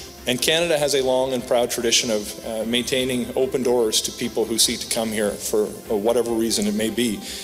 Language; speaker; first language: English; native; English